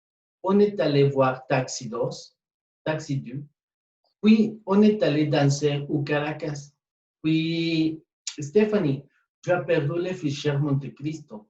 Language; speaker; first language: French; non-native, fluent; Spanish